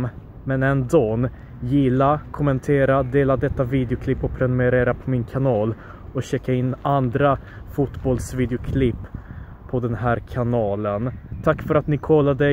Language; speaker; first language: Swedish; early bilingual, other home language; Polish